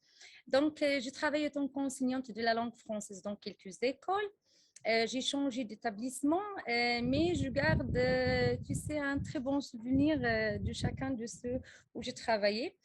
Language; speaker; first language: French; non-native, local second language; Arabic